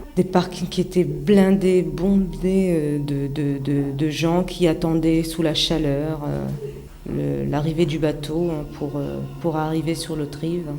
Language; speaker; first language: French; early bilingual, other home language; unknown